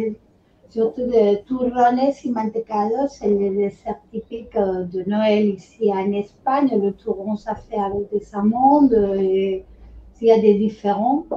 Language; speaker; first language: French; non-native, fluent; Spanish